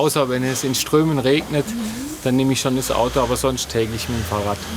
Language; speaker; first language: German; native; German